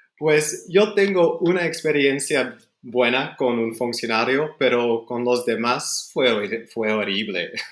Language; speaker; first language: Spanish; non-native, fluent; Dutch